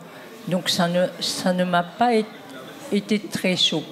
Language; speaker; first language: French; non-native, fluent; Japanese